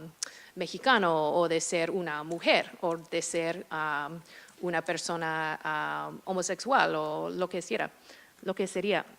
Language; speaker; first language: Spanish; non-native, fluent; English